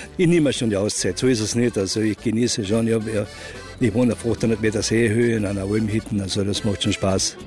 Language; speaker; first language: German; native; German